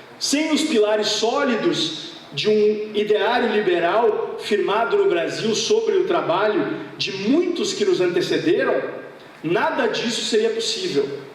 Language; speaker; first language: Portuguese; native; Portuguese